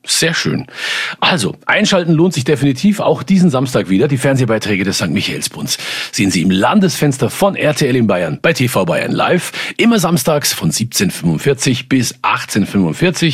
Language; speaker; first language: German; native; German